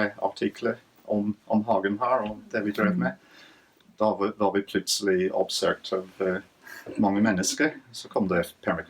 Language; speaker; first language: Norwegian; non-native, fluent; English